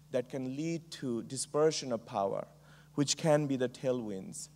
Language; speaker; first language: English; non-native, local second language; Bangla